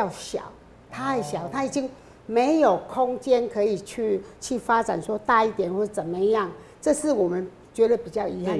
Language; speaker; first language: Chinese; non-native, local second language; Min Nan Chinese